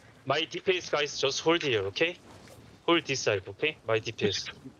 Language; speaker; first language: English; non-native, learner; Korean